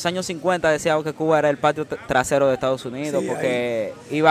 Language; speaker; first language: Spanish; native; Spanish